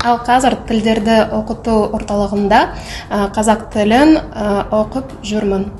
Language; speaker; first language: Kazakh; non-native, local second language; Russian